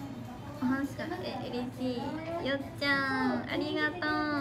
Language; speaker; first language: Japanese; native; Japanese